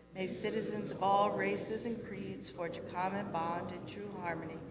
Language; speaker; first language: English; native; English